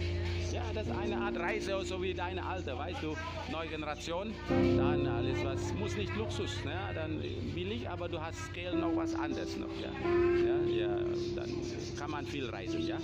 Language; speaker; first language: German; non-native, learner; Thai